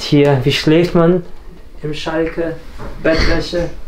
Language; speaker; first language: German; native; German